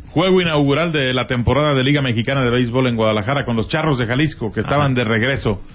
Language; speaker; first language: Spanish; native; Spanish